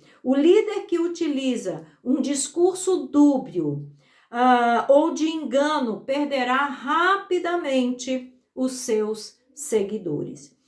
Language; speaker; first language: Portuguese; native; Portuguese